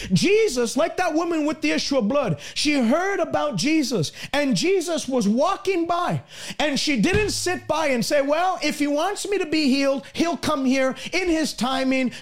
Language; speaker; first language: English; native; English